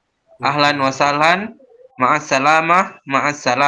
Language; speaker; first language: Arabic; non-native, learner; Indonesian